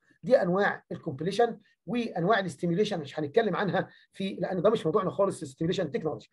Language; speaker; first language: Arabic; native; Arabic